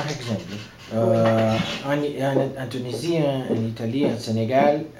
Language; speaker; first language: French; non-native, learner; Portuguese